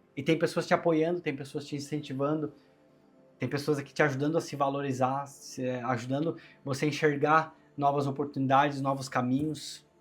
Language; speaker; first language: Portuguese; native; Portuguese